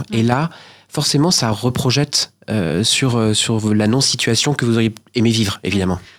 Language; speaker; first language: French; native; French